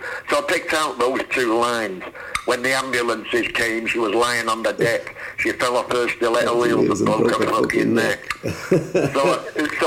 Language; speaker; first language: English; native; English